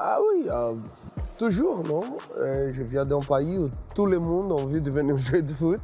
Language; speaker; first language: French; non-native, fluent; Portuguese